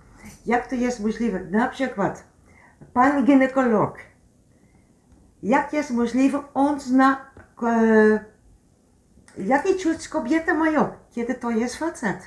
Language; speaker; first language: Polish; non-native, learner; Dutch